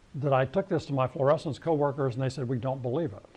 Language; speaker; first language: English; native; English